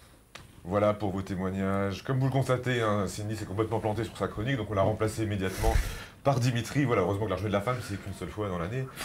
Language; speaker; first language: French; native; French